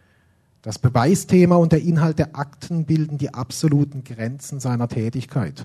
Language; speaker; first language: German; native; German